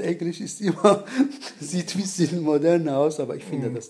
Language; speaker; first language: German; non-native, learner; Turkish